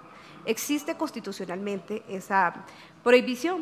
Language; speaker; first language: Spanish; native; Spanish